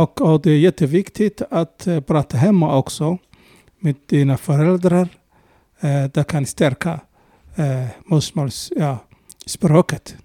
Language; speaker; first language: Swedish; non-native, fluent; Somali